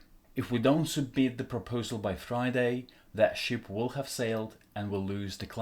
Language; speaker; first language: English; non-native, fluent; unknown